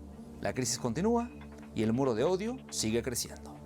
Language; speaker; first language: Spanish; native; Spanish